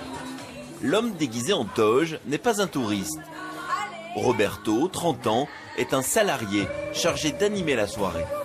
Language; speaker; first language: French; native; French